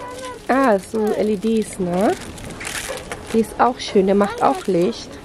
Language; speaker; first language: German; native; German